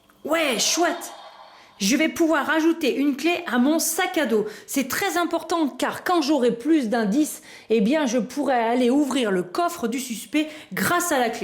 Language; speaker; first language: French; native; French